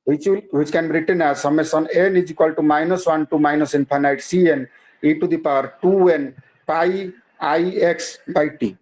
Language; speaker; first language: English; non-native, local second language; Hindi